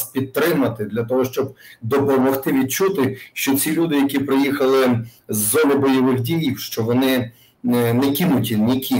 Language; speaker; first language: Ukrainian; native; Ukrainian